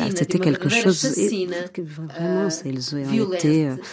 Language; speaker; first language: French; non-native, fluent; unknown